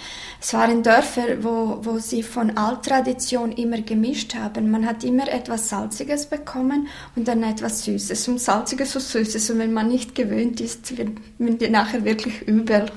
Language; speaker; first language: German; non-native, fluent; Bosnian